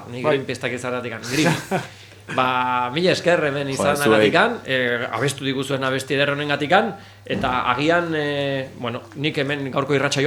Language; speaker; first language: Basque; native; Basque